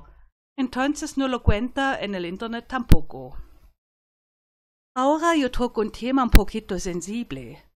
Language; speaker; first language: Spanish; non-native, fluent; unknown